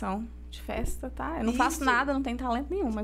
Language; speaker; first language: Portuguese; native; Portuguese